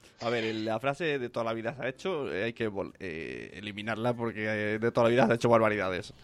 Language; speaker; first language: Spanish; native; Spanish